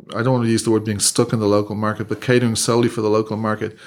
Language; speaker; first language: English; native; English